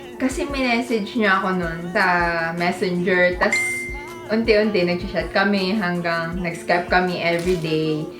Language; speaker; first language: Filipino; native; Filipino